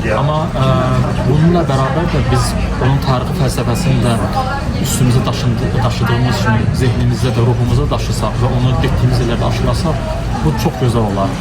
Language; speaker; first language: Azerbaijani; native; Azerbaijani